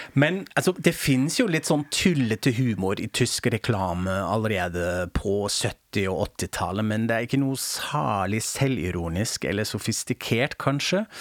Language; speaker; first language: Norwegian; non-native, fluent; German